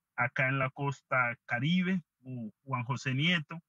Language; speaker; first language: Spanish; native; Spanish